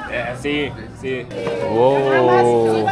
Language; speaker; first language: Spanish; non-native, learner; Korean